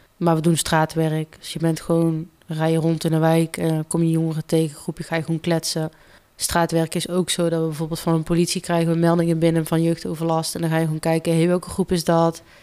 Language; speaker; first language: Dutch; native; Dutch